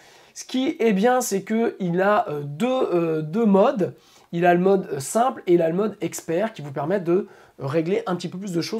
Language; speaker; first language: French; native; French